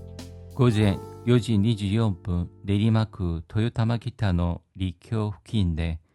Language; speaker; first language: Japanese; non-native, fluent; Korean